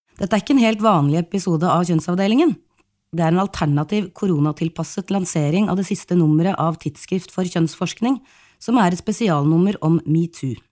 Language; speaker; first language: Norwegian; native; Norwegian